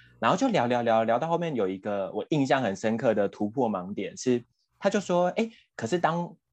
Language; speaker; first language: Chinese; native; Chinese